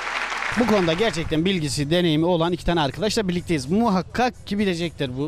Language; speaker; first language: Turkish; native; Turkish